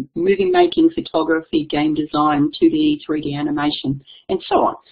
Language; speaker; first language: English; native; English